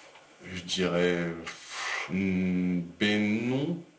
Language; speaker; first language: French; native; French